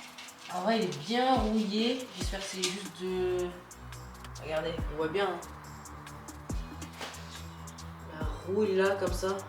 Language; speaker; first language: French; native; French